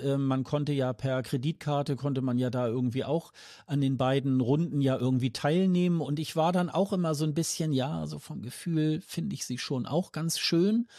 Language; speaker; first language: German; native; German